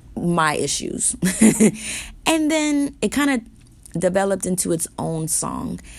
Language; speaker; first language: English; native; English